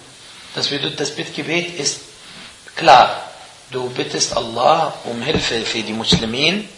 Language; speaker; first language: German; non-native, fluent; Arabic